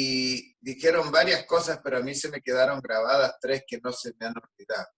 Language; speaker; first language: Spanish; native; Spanish